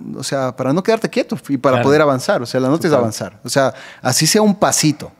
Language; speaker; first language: Spanish; native; Spanish